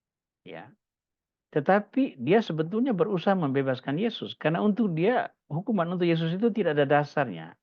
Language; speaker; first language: Indonesian; native; Indonesian